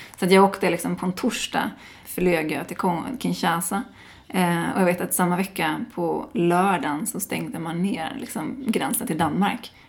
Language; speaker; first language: Swedish; native; Swedish